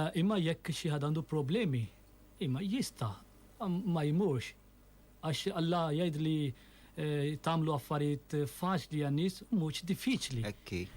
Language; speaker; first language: Maltese; non-native, fluent; Urdu